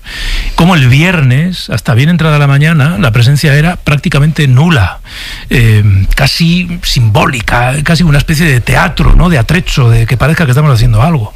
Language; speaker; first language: Spanish; native; Spanish